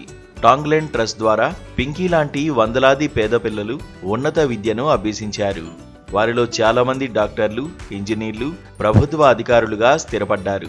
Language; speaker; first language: Telugu; native; Telugu